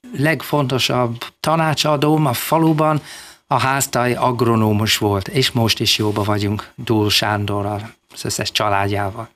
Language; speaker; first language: Hungarian; non-native, fluent; English